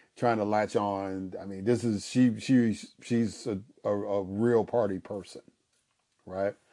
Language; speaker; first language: English; native; English